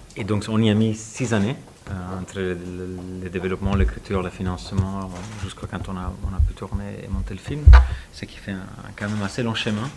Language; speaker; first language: French; non-native, fluent; Italian